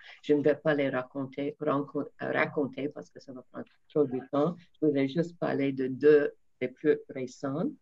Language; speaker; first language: French; non-native, fluent; English